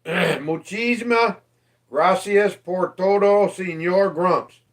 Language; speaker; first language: Spanish; non-native, learner; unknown